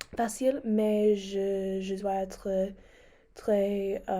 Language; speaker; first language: French; non-native, learner; English